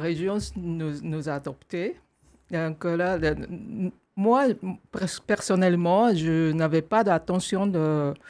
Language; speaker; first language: French; non-native, fluent; Japanese